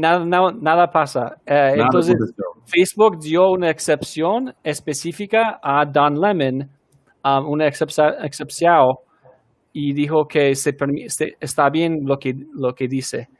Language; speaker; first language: Spanish; non-native, fluent; English